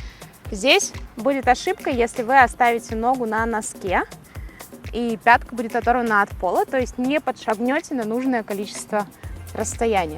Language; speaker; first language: Russian; native; Russian